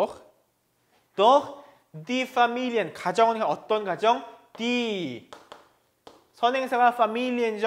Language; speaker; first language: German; non-native, fluent; Korean